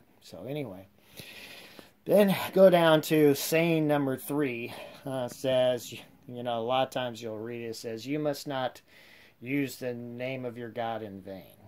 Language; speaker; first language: English; native; English